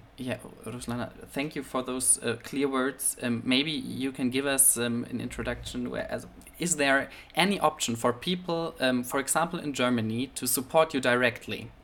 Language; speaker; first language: English; non-native, fluent; German